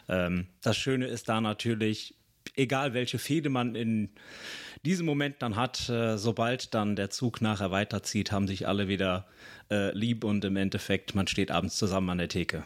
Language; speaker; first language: German; native; German